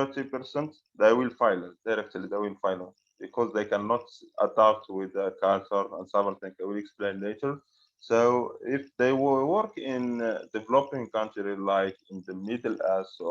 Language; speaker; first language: English; non-native, fluent; Arabic